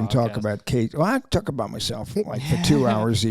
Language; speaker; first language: English; native; English